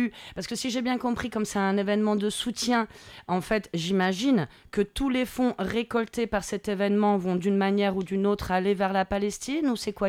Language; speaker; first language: French; native; French